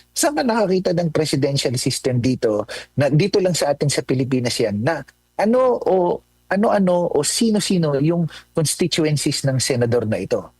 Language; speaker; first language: Filipino; native; Filipino